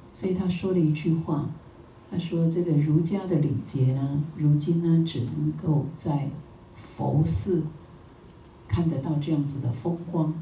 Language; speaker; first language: Chinese; native; Chinese